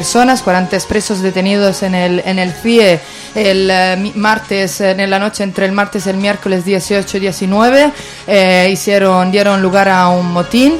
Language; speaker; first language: Spanish; native; Spanish